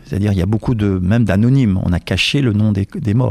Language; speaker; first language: French; native; French